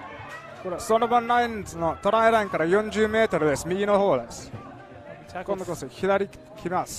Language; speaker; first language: Japanese; non-native, learner; English